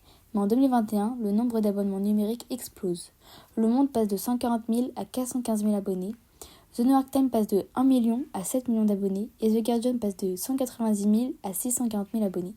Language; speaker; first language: French; native; French